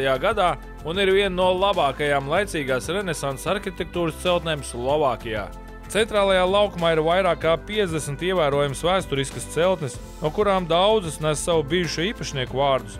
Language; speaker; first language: Latvian; native; Latvian